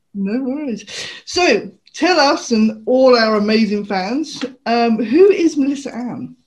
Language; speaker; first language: English; native; English